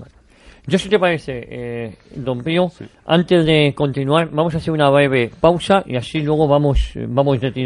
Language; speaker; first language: Spanish; native; Spanish